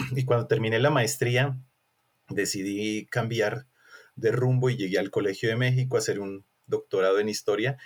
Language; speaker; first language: Spanish; native; Spanish